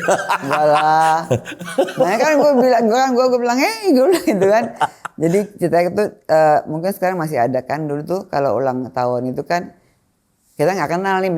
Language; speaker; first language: Indonesian; native; Indonesian